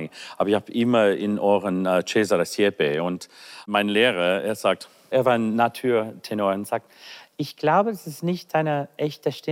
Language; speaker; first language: German; non-native, learner; English